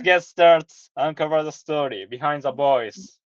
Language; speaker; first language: English; non-native, learner; Japanese